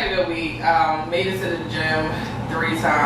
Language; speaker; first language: English; native; English